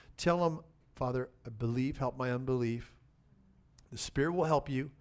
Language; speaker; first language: English; native; English